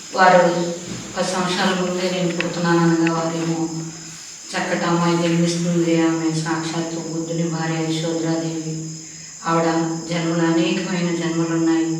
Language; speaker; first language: Telugu; early bilingual, heritage; Telugu